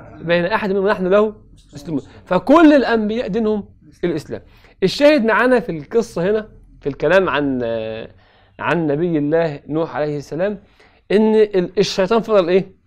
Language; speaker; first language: Arabic; native; Arabic